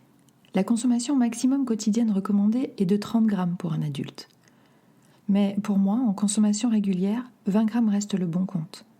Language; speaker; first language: French; native; French